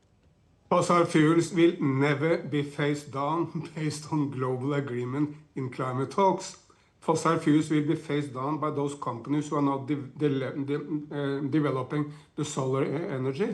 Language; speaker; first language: English; non-native, fluent; Norwegian